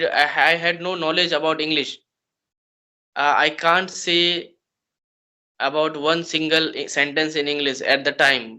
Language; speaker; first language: English; non-native, learner; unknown